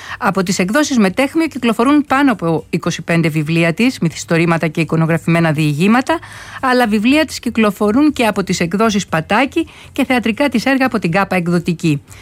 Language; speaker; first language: Greek; native; Greek